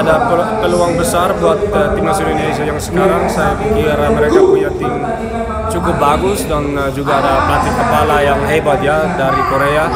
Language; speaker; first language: Indonesian; non-native, fluent; Dutch